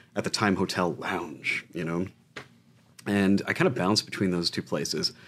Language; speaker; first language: English; native; English